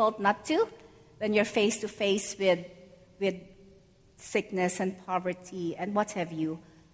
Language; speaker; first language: English; non-native, local second language; Filipino